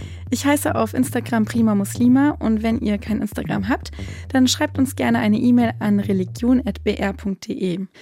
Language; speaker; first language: German; native; German